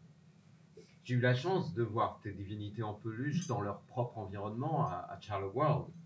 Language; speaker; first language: French; native; French